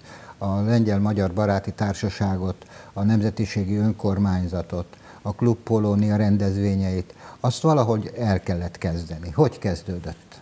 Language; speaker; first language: Hungarian; native; Hungarian